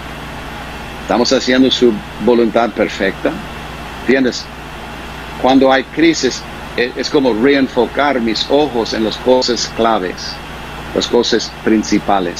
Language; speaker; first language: Spanish; non-native, fluent; English